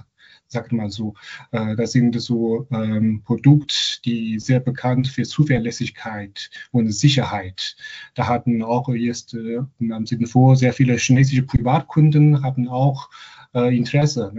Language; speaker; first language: German; non-native, fluent; Chinese